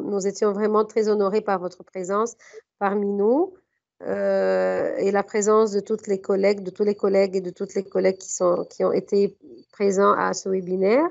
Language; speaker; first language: French; non-native, fluent; Arabic